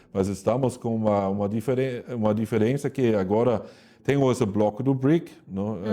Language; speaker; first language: Portuguese; non-native, fluent; German